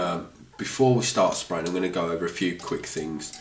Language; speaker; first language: English; native; English